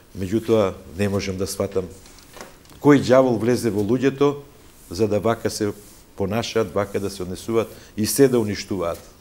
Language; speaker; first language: Macedonian; native; Macedonian